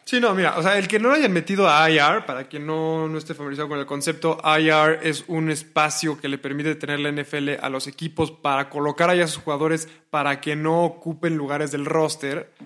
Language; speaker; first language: Spanish; native; Spanish